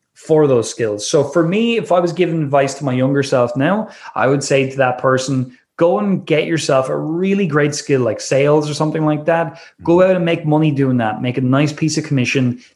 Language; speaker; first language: English; native; English